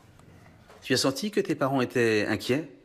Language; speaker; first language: French; native; French